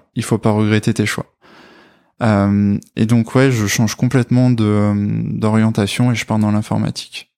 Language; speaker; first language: French; native; French